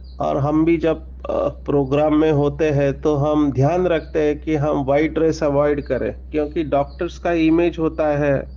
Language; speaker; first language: Hindi; non-native, local second language; Marathi